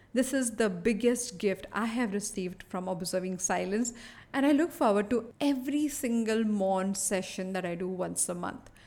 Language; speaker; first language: English; non-native, local second language; Hindi